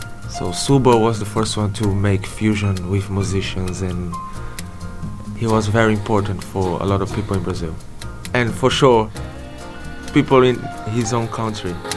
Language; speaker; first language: English; non-native, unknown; Portuguese